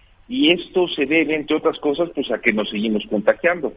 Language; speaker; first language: Spanish; native; Spanish